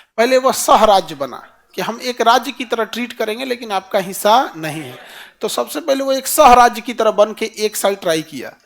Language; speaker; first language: Hindi; native; Hindi